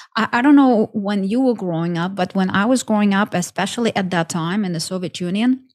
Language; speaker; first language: English; non-native, fluent; Ukrainian